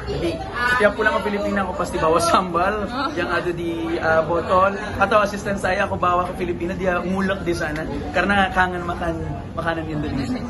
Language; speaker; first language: Indonesian; non-native, fluent; Filipino